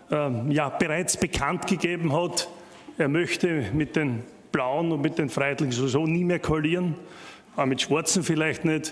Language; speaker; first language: German; native; German